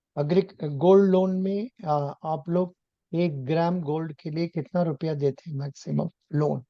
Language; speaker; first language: Hindi; non-native, local second language; Tamil